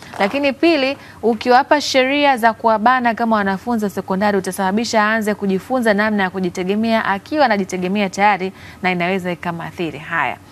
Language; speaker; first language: Swahili; native; Swahili